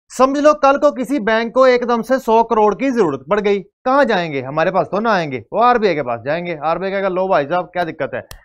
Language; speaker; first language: Hindi; native; Hindi